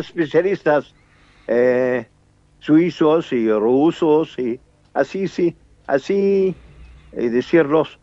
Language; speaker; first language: Spanish; non-native, fluent; Arabic